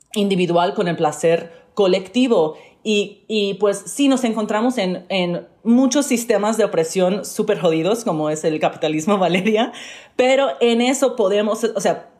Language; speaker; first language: Spanish; early bilingual, heritage; Spanish